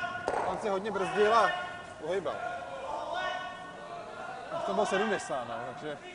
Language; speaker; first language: Czech; native; Czech